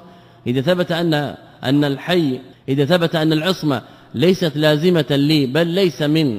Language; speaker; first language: Arabic; native; Arabic